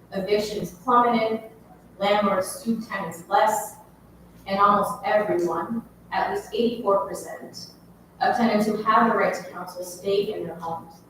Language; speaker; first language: English; native; English